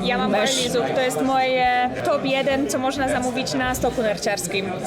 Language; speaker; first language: Polish; native; Polish